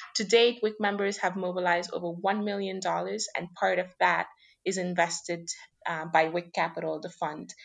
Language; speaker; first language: English; non-native, fluent; French